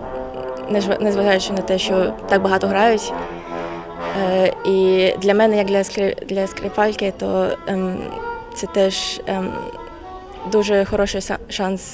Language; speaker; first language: Ukrainian; non-native, fluent; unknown